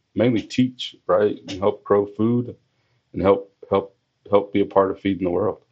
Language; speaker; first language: English; native; English